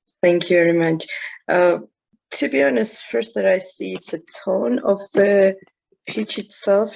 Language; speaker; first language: English; non-native, fluent; Georgian